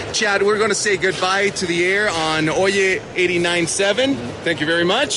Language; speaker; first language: English; non-native, fluent; Spanish